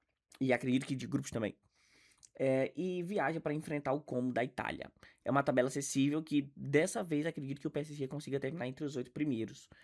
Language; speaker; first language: Portuguese; native; Portuguese